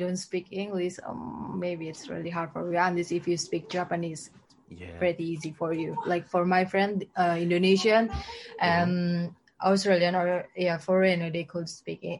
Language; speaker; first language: English; non-native, learner; Indonesian